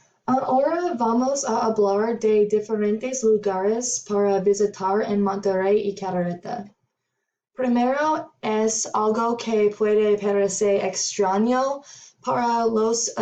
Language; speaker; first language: Spanish; non-native, learner; English